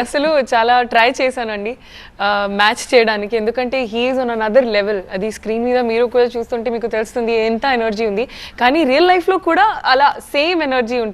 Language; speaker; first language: Telugu; non-native, fluent; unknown